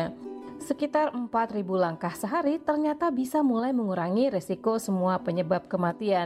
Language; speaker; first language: Indonesian; native; Indonesian